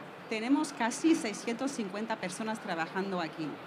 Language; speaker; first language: Spanish; non-native, fluent; French